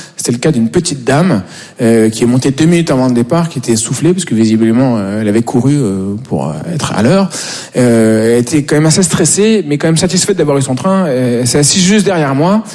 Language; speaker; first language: French; native; French